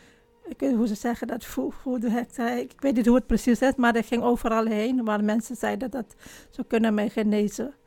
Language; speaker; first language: Dutch; non-native, learner; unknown